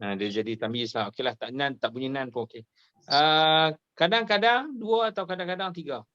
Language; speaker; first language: Indonesian; non-native, local second language; Malay